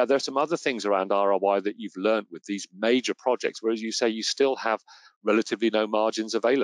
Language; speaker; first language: English; native; English